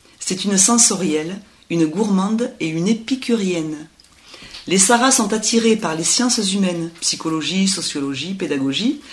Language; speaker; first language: French; native; French